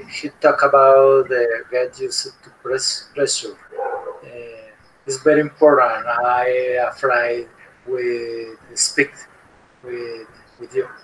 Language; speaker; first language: English; non-native, learner; Spanish